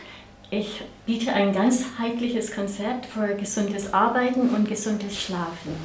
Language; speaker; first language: German; non-native, fluent; English